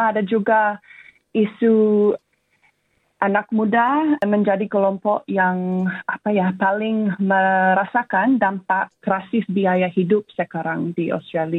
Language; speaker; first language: Indonesian; non-native, fluent; English